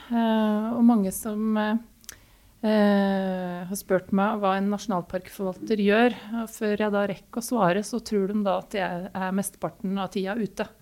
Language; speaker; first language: Norwegian; native; Norwegian